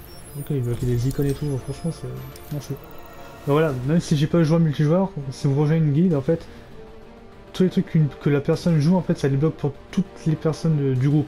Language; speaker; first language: French; native; French